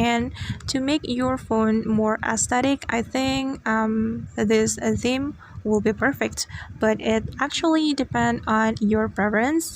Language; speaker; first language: English; non-native, fluent; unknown